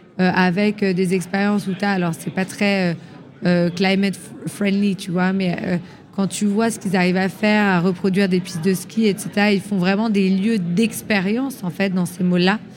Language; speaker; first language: French; native; French